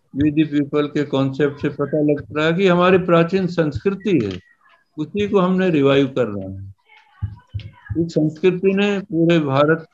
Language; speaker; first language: Hindi; native; Hindi